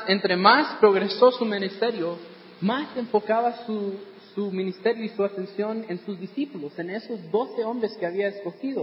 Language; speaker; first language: Spanish; non-native, fluent; English